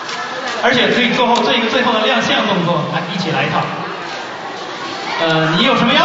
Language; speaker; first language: Chinese; native; Chinese